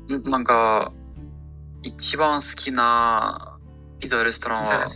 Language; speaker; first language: Japanese; non-native, learner; Ukrainian